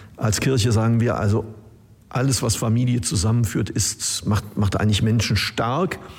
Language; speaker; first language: German; native; German